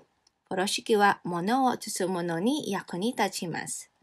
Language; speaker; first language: Japanese; non-native, fluent; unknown